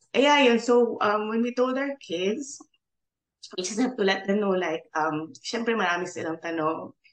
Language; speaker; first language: English; non-native, local second language; Filipino